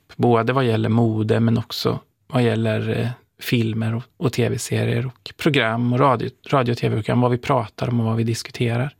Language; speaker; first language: Swedish; native; Swedish